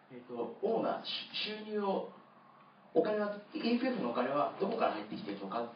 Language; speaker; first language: Japanese; native; Japanese